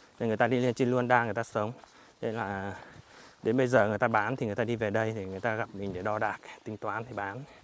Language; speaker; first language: Vietnamese; native; Vietnamese